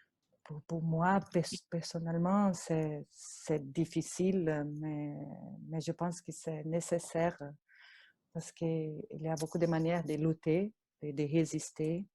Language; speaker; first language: French; non-native, fluent; Portuguese